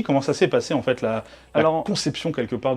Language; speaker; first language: French; native; French